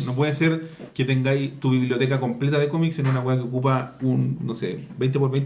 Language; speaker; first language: Spanish; native; Spanish